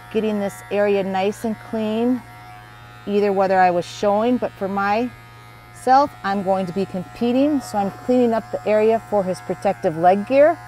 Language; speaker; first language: English; native; English